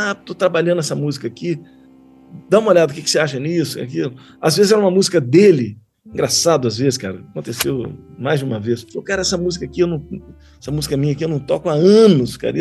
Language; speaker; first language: Portuguese; native; Portuguese